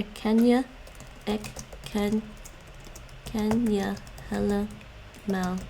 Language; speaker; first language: Dutch; non-native, learner; English